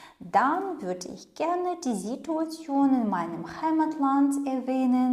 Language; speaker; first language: German; non-native, fluent; Ukrainian